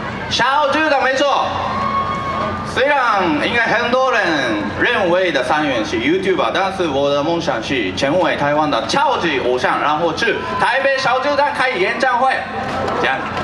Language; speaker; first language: Chinese; non-native, fluent; Japanese